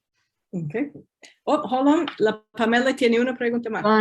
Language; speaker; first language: Spanish; non-native, fluent; English